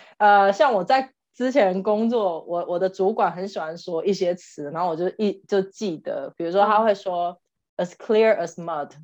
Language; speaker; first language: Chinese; native; Chinese